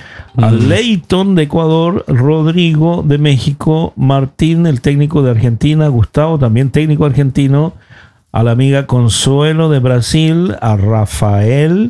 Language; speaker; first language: Spanish; native; Spanish